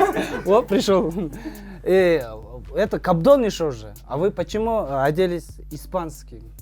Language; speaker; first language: Russian; non-native, local second language; Kazakh